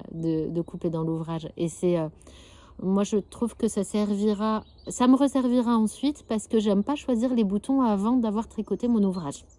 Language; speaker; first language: French; native; French